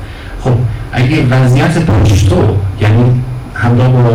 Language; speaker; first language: Persian; non-native, fluent; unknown